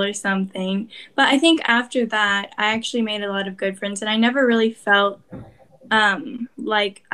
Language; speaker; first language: English; native; English